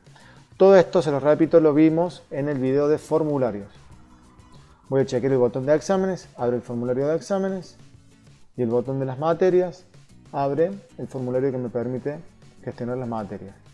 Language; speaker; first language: Spanish; native; Spanish